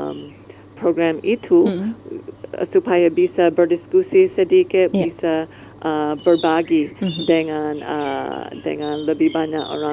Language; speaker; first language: Indonesian; non-native, learner; English